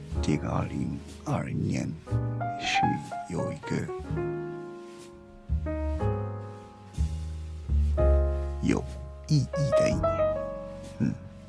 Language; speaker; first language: Chinese; non-native, learner; Japanese